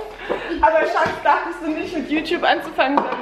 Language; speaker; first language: German; native; German